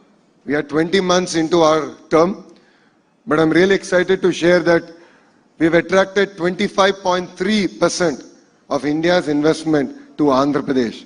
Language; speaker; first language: English; non-native, local second language; Telugu